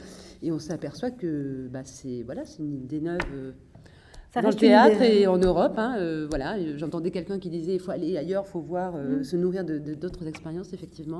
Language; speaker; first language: French; native; French